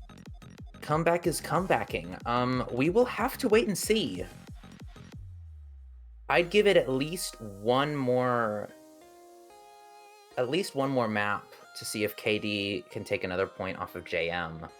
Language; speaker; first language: English; native; English